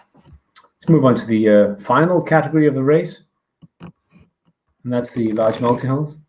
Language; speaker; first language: English; non-native, fluent; Danish